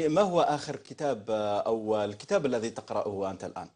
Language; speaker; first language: Arabic; native; Arabic